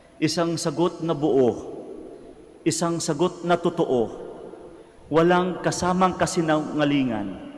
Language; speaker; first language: Filipino; non-native, local second language; Cebuano